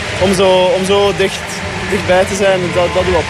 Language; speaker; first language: Dutch; non-native, local second language; French